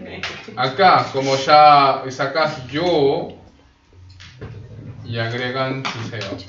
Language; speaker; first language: Spanish; early bilingual, other home language; Korean